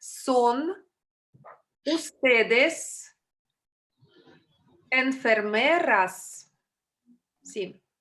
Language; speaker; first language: Spanish; non-native, fluent; Russian